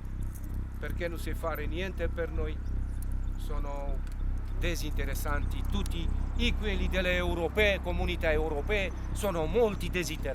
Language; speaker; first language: Italian; non-native, learner; Romanian